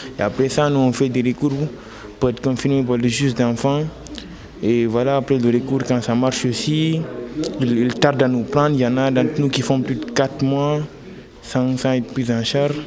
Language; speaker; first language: French; non-native, local second language; Fula